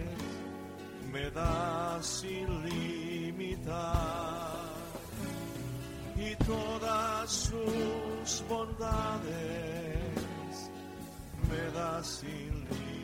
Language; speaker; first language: Spanish; early bilingual, heritage; Spanish